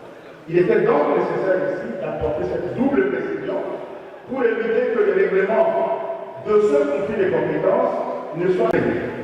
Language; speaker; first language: French; native; French